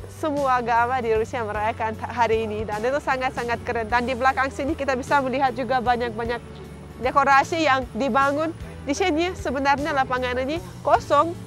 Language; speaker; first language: Indonesian; non-native, fluent; Russian